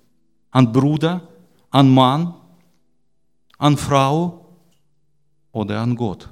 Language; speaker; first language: German; non-native, learner; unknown